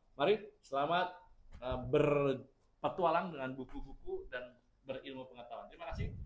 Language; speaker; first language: Indonesian; native; Indonesian